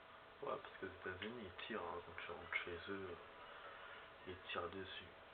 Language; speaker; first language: French; native; French